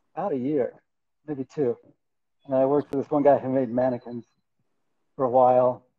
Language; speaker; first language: English; native; English